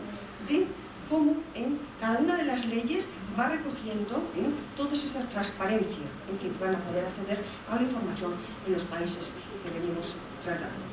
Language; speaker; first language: Spanish; native; Spanish